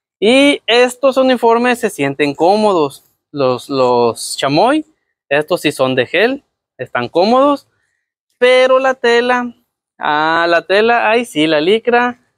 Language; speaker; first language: Spanish; native; Spanish